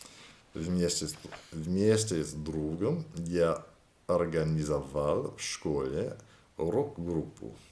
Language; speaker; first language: Russian; non-native, learner; English